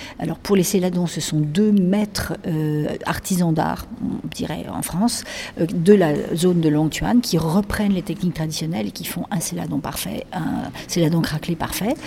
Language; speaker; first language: French; native; French